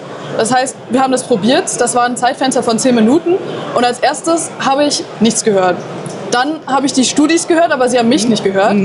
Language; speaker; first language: German; native; German